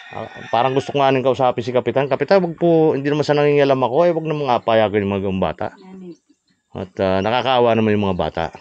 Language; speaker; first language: Filipino; native; Filipino